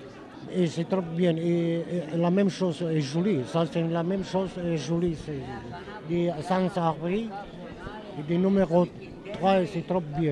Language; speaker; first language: French; non-native, learner; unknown